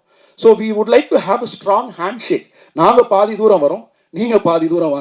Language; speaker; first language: Tamil; native; Tamil